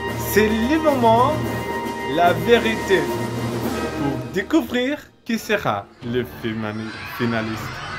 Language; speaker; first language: French; non-native, learner; Portuguese